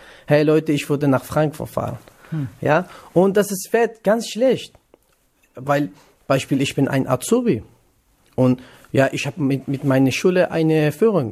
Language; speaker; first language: German; non-native, learner; Kurdish